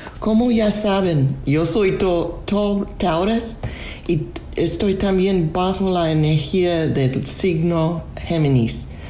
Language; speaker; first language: Spanish; non-native, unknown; English